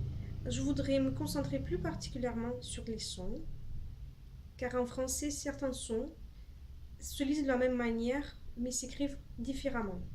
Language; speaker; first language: French; non-native, fluent; Russian